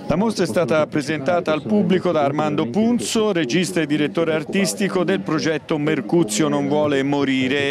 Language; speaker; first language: Italian; native; Italian